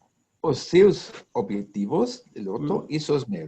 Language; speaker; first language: Portuguese; non-native, learner; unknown